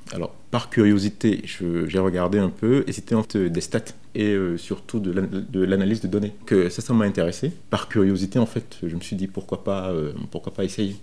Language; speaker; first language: French; non-native, local second language; Fon